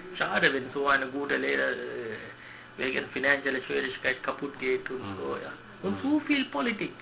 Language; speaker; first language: German; non-native, learner; Sinhala